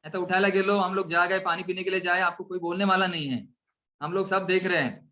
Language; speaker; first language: Hindi; non-native, local second language; Marathi